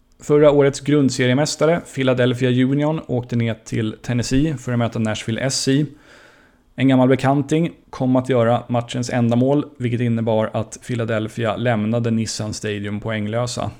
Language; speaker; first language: Swedish; native; Swedish